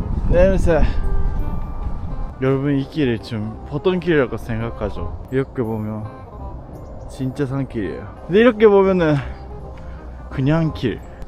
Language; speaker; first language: Korean; non-native, fluent; Japanese